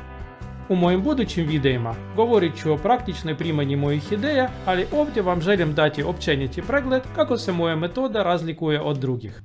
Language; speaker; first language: Croatian; non-native, learner; Russian